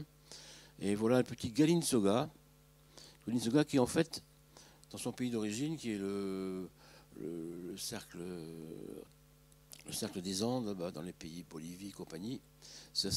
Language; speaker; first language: French; native; French